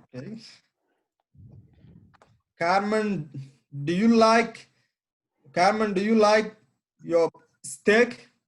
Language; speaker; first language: English; non-native, learner; Somali